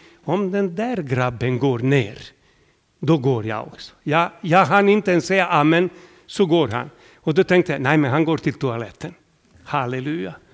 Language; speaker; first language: Swedish; non-native, fluent; Serbian